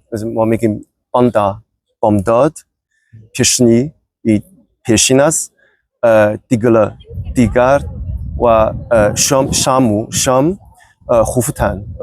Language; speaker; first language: Persian; non-native, fluent; Chinese